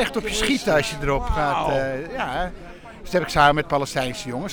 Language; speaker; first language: Dutch; native; Dutch